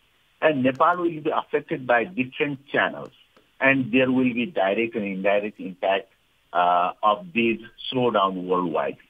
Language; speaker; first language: English; non-native, fluent; Nepali